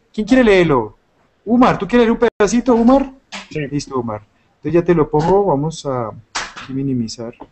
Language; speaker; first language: Spanish; native; Spanish